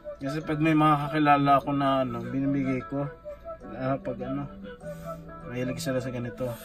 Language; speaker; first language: Filipino; native; Filipino